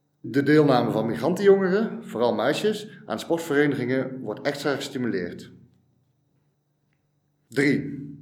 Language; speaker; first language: Dutch; native; Dutch